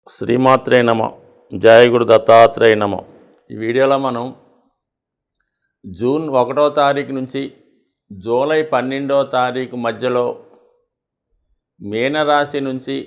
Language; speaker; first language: Telugu; native; Telugu